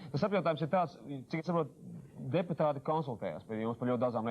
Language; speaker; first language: Latvian; native; Latvian